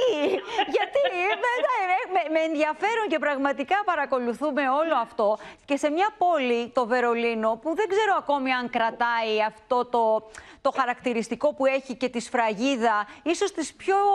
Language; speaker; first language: Greek; native; Greek